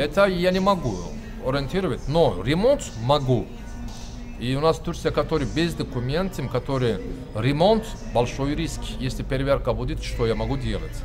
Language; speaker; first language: Russian; non-native, learner; Turkish